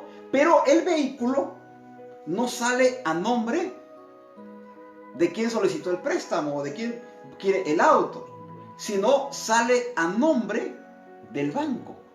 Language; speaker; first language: Spanish; native; Spanish